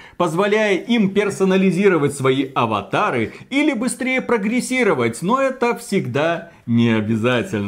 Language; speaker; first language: Russian; native; Russian